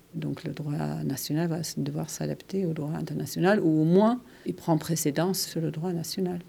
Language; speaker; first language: French; non-native, fluent; German